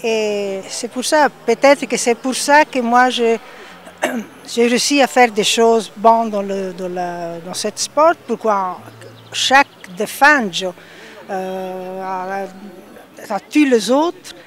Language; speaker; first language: French; non-native, fluent; Italian